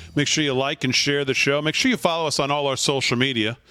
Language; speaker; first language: English; native; English